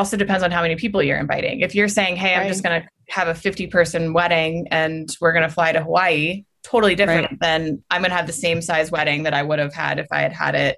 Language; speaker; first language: English; native; English